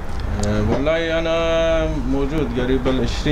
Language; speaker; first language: Arabic; non-native, learner; Persian